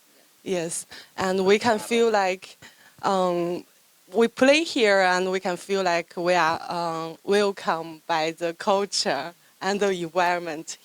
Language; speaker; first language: English; non-native, fluent; Chinese